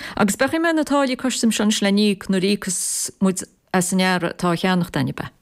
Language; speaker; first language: Irish; native; Irish